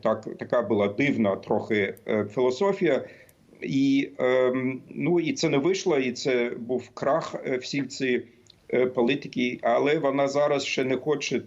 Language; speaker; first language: Ukrainian; non-native, fluent; German